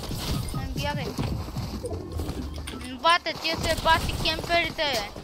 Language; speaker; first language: Bulgarian; native; Bulgarian